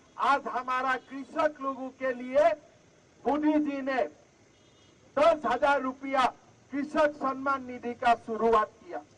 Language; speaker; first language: Hindi; non-native, local second language; Assamese